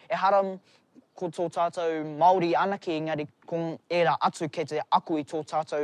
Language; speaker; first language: Māori; non-native, local second language; English